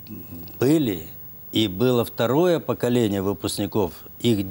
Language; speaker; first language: Russian; native; Russian